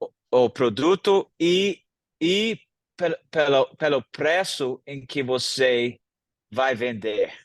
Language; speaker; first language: Portuguese; non-native, fluent; English